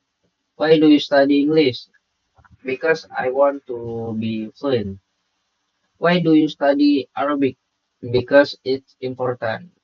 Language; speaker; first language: English; non-native, learner; Indonesian